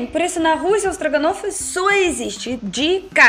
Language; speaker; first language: Portuguese; non-native, learner; Russian